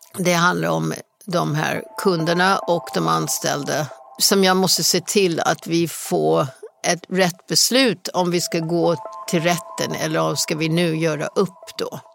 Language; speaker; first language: Swedish; non-native, fluent; English